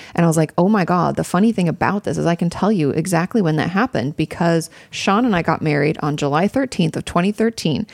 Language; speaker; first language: English; native; English